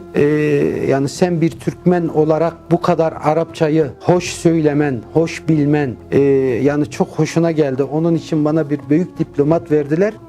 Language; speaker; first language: Turkish; early bilingual, heritage; Turkish